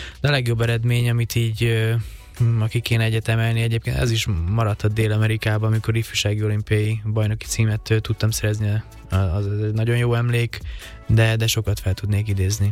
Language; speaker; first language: Hungarian; native; Hungarian